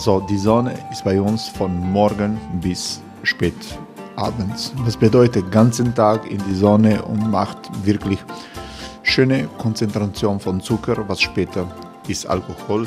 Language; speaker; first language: German; non-native, fluent; Croatian